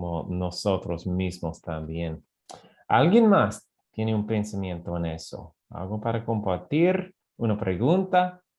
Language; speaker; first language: Spanish; non-native, fluent; English